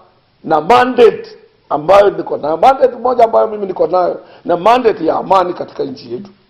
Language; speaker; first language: Swahili; non-native, local second language; Luyia